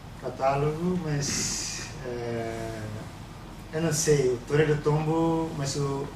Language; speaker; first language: Portuguese; non-native, learner; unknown